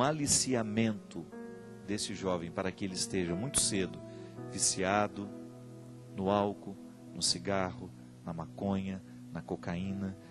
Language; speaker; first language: Portuguese; native; Portuguese